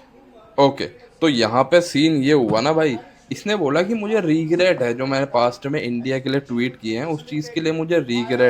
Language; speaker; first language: Hindi; native; Hindi